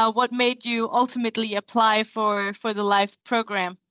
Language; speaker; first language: English; non-native, fluent; Danish